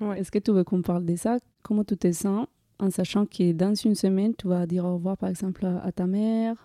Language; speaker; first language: French; non-native, fluent; Spanish